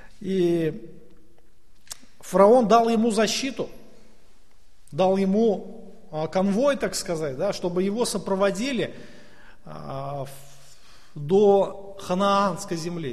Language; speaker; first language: Russian; native; Russian